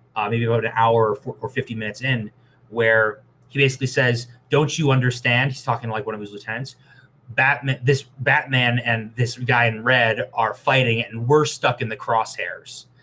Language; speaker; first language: English; native; English